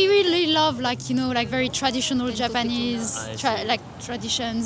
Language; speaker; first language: English; non-native, fluent; French